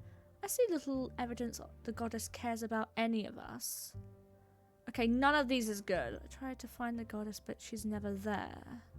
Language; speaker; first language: English; native; English